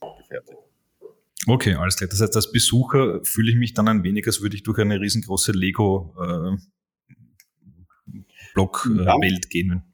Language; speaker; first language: German; native; German